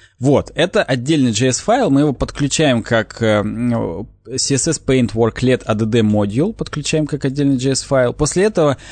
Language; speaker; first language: Russian; native; Russian